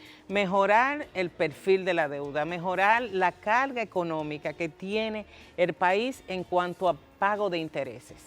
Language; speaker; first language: Spanish; native; Spanish